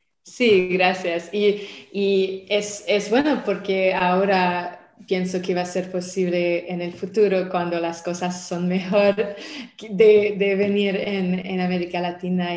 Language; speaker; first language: Spanish; non-native, learner; French